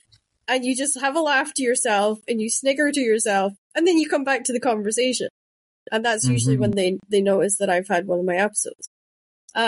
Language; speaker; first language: English; non-native, local second language; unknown